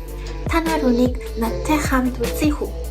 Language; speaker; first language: Mongolian; non-native, learner; Spanish